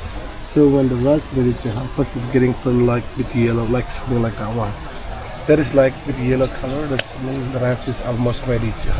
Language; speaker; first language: English; non-native, learner; Balinese